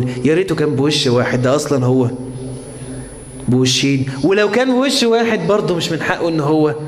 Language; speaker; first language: Arabic; native; Arabic